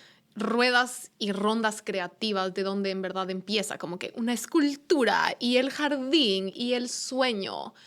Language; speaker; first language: Spanish; native; Spanish